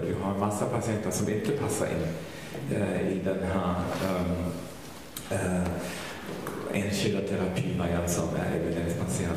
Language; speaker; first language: Swedish; non-native, fluent; German